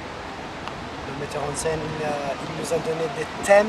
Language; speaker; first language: French; non-native, fluent; Persian